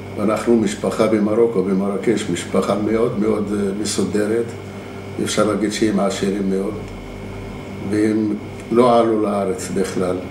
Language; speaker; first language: Hebrew; non-native, fluent; Arabic